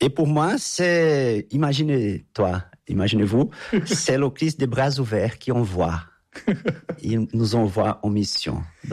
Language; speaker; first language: French; non-native, fluent; Portuguese